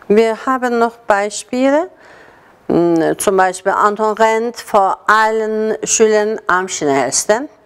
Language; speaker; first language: German; non-native, fluent; Azerbaijani